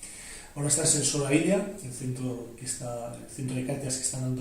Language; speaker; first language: Spanish; native; Spanish